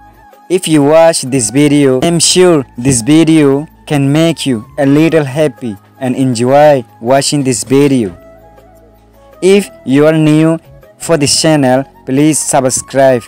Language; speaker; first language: English; non-native, local second language; Rohingya